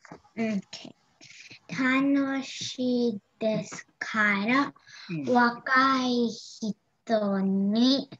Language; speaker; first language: Japanese; non-native, learner; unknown